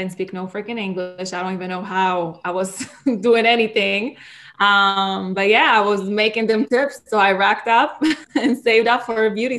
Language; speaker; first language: English; non-native, fluent; Hebrew